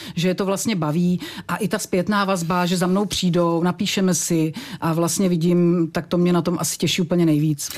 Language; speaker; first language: Czech; native; Czech